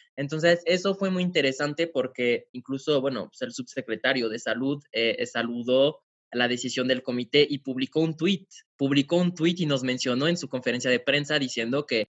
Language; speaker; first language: Spanish; non-native, fluent; French